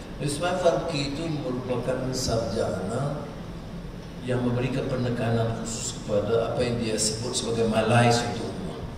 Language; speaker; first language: Malay; native; Malay